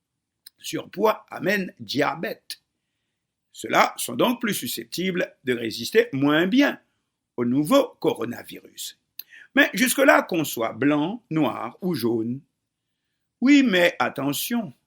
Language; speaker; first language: French; non-native, local second language; Haitian Creole